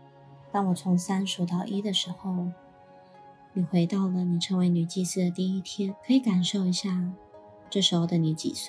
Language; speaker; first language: Chinese; native; Chinese